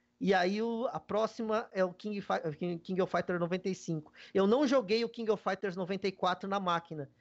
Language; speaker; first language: Portuguese; native; Portuguese